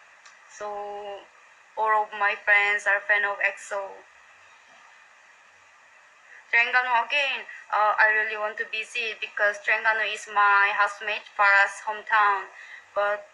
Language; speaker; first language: English; non-native, learner; Korean